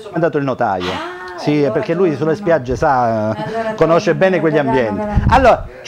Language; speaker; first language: Italian; native; Italian